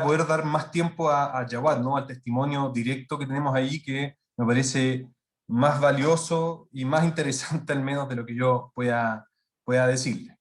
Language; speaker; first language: Spanish; native; Spanish